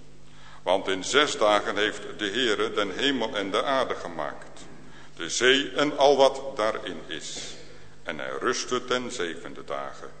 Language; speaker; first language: Dutch; native; Dutch